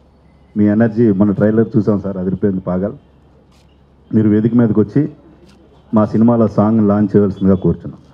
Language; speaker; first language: Telugu; native; Telugu